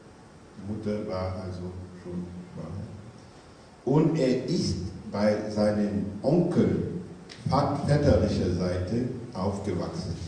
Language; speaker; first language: German; non-native, fluent; French